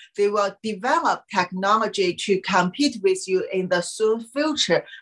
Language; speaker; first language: English; non-native, fluent; Chinese